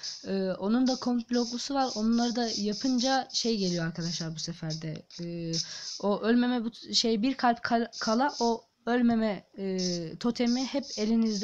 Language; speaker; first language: Turkish; native; Turkish